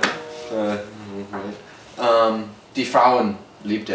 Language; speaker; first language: German; non-native, learner; English